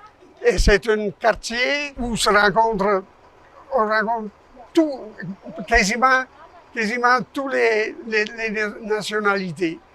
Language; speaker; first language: French; non-native, fluent; Italian